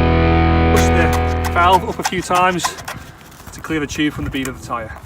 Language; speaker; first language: English; native; English